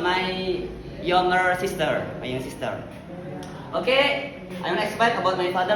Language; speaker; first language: English; non-native, learner; Indonesian